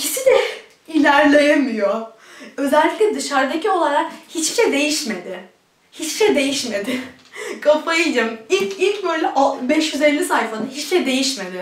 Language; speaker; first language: Turkish; early bilingual, heritage; Turkish